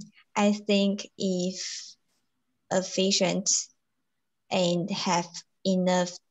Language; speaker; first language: English; non-native, learner; Chinese